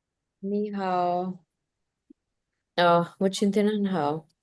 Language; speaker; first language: Chinese; non-native, learner; Hindi